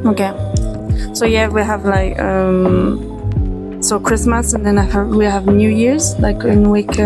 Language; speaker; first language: English; non-native, fluent; French